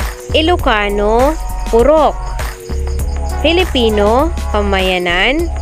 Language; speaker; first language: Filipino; non-native, local second language; Iloko